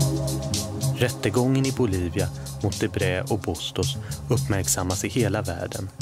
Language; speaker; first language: Swedish; native; Swedish